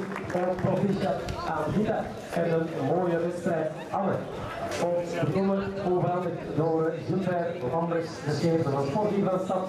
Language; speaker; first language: Dutch; native; Dutch